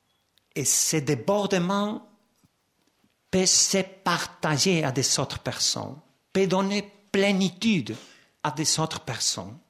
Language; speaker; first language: French; non-native, fluent; Spanish